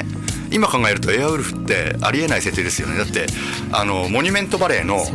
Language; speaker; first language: Japanese; native; Japanese